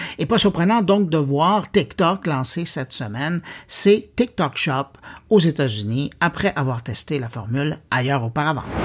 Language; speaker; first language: French; native; French